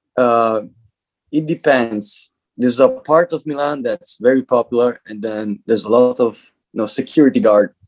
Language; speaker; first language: English; non-native, learner; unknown